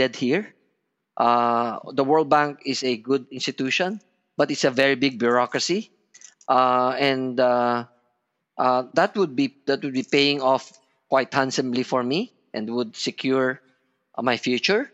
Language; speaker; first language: English; non-native, local second language; Filipino